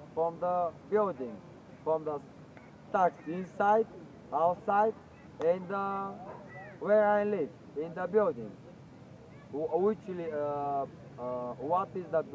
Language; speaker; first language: English; non-native, learner; Bulgarian